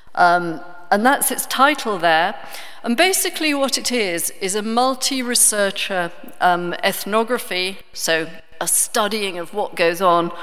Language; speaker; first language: English; native; English